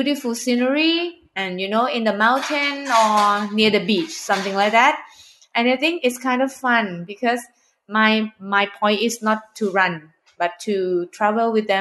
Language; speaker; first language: English; non-native, learner; Thai